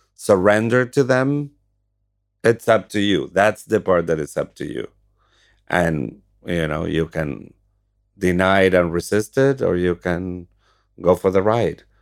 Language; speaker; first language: English; non-native, fluent; Spanish